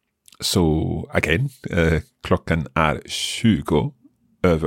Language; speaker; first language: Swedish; non-native, learner; English